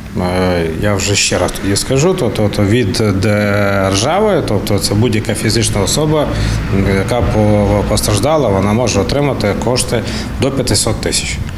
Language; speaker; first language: Ukrainian; native; Ukrainian